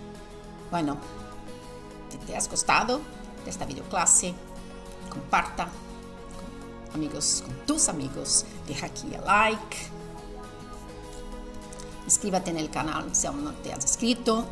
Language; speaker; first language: Spanish; non-native, fluent; Portuguese